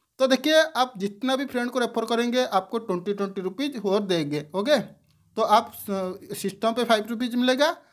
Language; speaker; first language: Hindi; non-native, local second language; Bangla